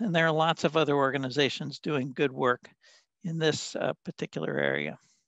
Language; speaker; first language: English; native; English